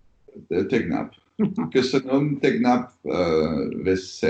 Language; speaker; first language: Hungarian; non-native, learner; French